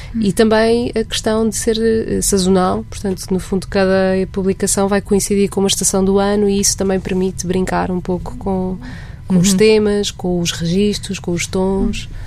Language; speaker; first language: Portuguese; native; Portuguese